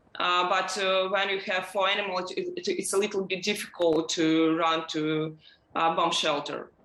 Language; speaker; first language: English; non-native, learner; Ukrainian